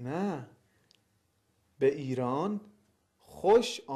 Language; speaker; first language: Persian; non-native, learner; Arabic